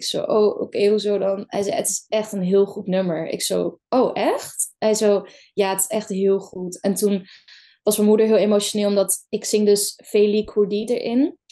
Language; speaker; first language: Dutch; early bilingual, other home language; Kurdish